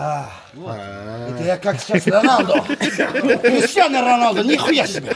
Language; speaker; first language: Russian; non-native, fluent; Uzbek